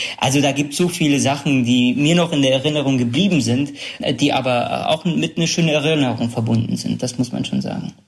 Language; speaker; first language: German; early bilingual, other home language; Central Kurdish